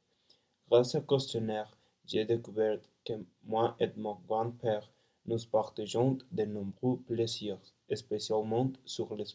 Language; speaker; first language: French; non-native, learner; Spanish